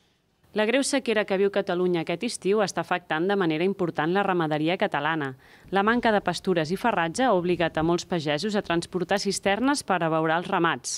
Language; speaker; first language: Catalan; native; Catalan